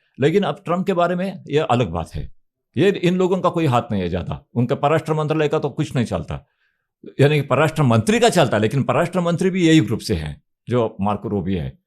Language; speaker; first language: Hindi; non-native, local second language; Marathi